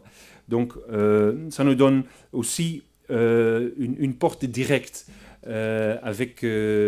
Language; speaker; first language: French; non-native, fluent; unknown